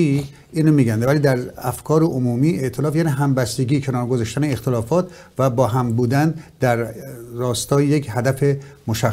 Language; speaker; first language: Persian; native; Persian